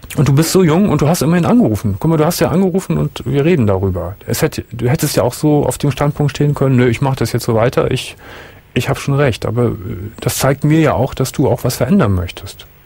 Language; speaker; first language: German; native; German